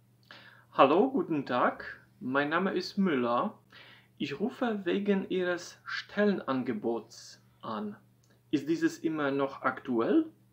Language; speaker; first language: German; non-native, fluent; Polish